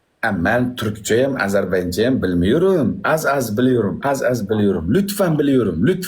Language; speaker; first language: Turkish; non-native, learner; Uzbek